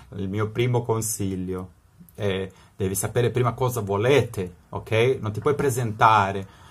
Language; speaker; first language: Italian; non-native, fluent; Spanish